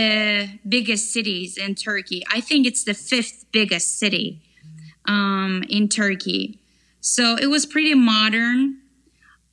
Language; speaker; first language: English; non-native, fluent; Turkish